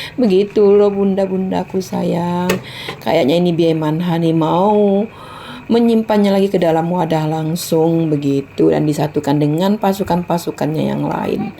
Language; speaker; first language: Indonesian; non-native, local second language; Minangkabau